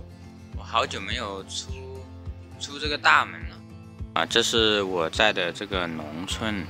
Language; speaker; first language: Chinese; native; Chinese